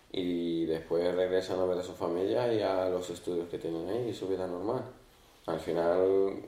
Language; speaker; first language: Spanish; early bilingual, other home language; Arabic